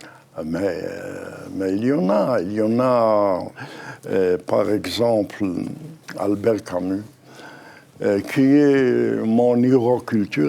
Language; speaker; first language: French; non-native, fluent; Hebrew